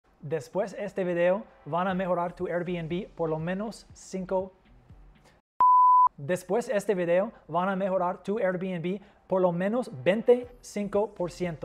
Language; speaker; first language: Spanish; non-native, fluent; English